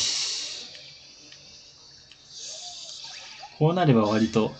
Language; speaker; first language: Japanese; native; Japanese